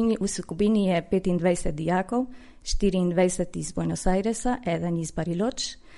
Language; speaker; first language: Slovenian; early bilingual, heritage; Slovenian